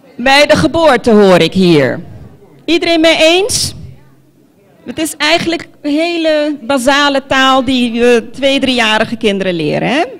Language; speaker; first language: Dutch; non-native, local second language; Papiamento